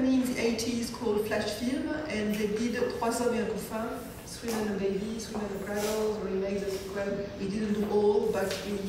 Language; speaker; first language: English; non-native, fluent; French